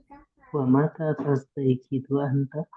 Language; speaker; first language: Arabic; non-native, learner; Indonesian